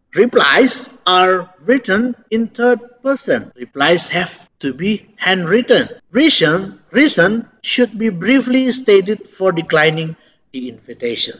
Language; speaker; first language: English; non-native, fluent; Indonesian